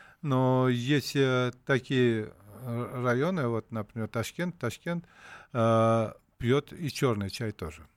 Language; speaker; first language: Russian; non-native, local second language; Uzbek